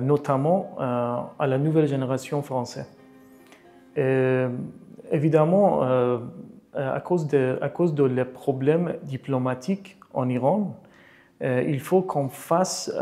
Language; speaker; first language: French; non-native, learner; Persian